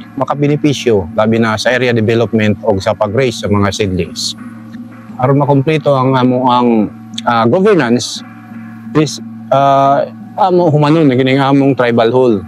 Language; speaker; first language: Cebuano; non-native, local second language; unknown